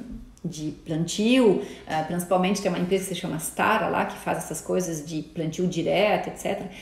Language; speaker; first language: Portuguese; non-native, fluent; French